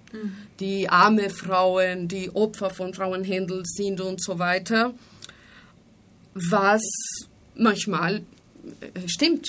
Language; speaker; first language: German; non-native, fluent; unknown